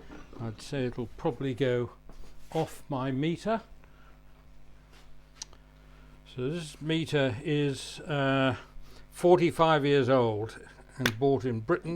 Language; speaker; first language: English; native; English